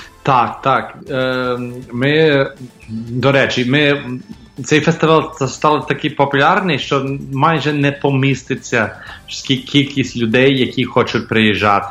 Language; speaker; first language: Ukrainian; early bilingual, heritage; English